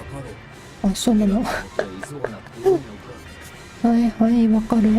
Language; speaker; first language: Japanese; non-native, learner; English